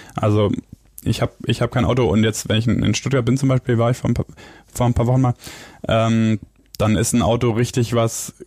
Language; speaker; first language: German; native; German